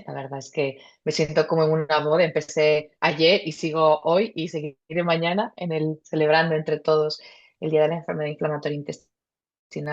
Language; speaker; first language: Spanish; native; Spanish